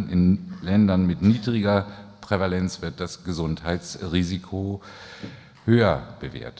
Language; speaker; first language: German; native; German